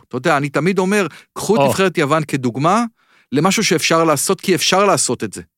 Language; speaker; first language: Hebrew; native; Hebrew